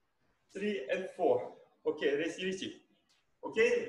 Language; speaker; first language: English; non-native, learner; Russian